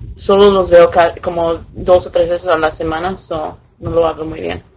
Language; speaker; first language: Spanish; early bilingual, other home language; English